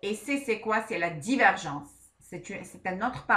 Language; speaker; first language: French; non-native, local second language; Arabic